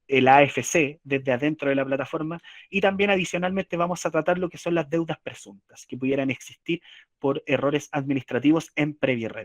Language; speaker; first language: Spanish; native; Spanish